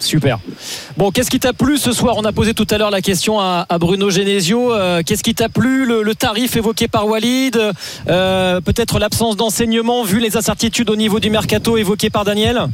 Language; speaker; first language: French; native; French